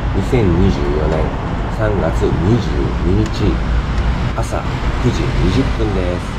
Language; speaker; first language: Japanese; native; Japanese